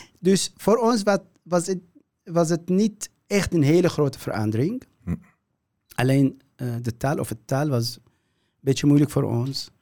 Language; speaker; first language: Dutch; non-native, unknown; Kurdish